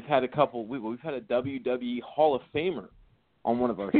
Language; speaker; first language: English; native; English